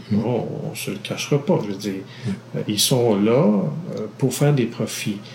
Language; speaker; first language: French; native; French